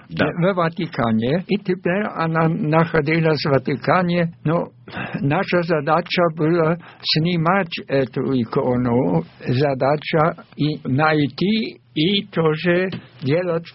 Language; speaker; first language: Russian; non-native, fluent; German